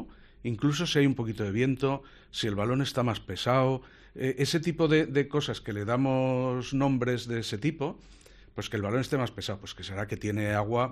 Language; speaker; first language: Spanish; native; Spanish